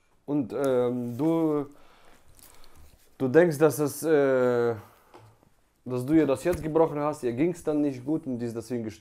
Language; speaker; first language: German; native; German